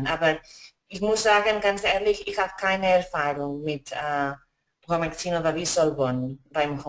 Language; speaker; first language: German; non-native, fluent; Spanish